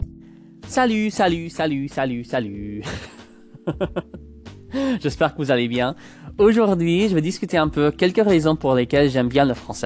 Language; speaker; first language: French; non-native, local second language; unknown